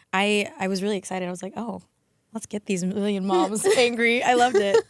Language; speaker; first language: English; native; English